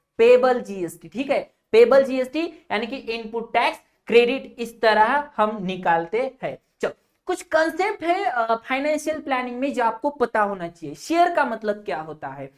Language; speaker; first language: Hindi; non-native, local second language; Marathi